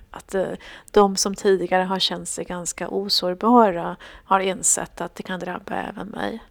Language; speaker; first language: Swedish; native; Swedish